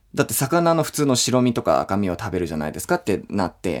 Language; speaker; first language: Japanese; non-native, fluent; English